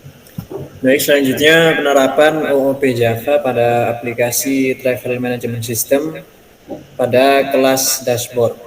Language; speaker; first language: Indonesian; native; Indonesian